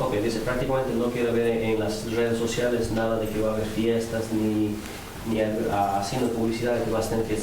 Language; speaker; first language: Spanish; native; Spanish